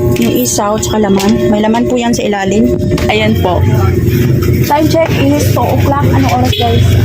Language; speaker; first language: Filipino; non-native, local second language; Cebuano